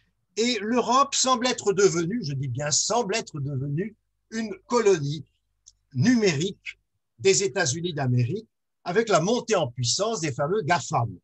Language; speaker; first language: French; native; French